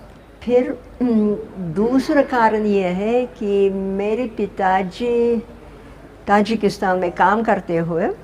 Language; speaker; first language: Hindi; non-native, fluent; Russian